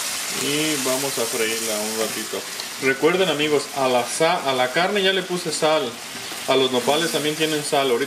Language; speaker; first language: Spanish; native; Spanish